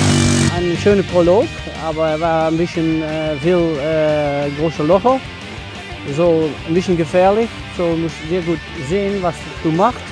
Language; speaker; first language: German; non-native, learner; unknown